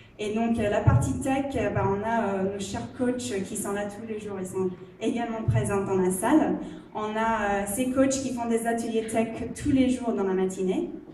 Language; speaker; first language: French; non-native, fluent; English